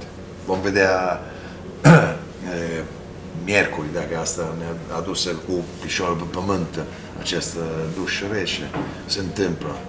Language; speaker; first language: Romanian; non-native, fluent; Italian